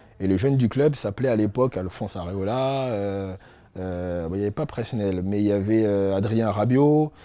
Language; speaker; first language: French; native; French